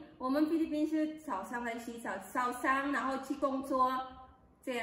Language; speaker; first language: Chinese; non-native, learner; Filipino